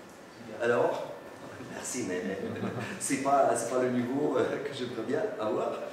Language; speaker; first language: French; non-native, fluent; Polish